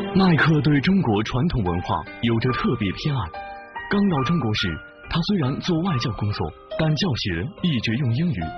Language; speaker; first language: Chinese; native; Chinese